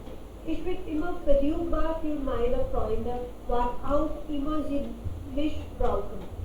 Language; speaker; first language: German; non-native, learner; Hindi